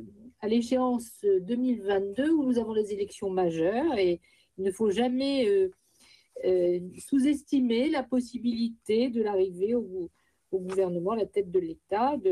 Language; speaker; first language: French; native; French